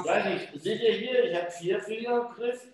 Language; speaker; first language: German; non-native, fluent; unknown